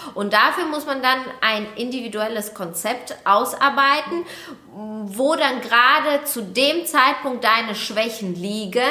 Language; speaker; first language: German; native; German